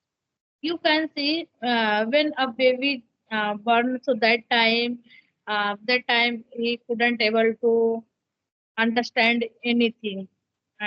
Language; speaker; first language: English; non-native, local second language; Hindi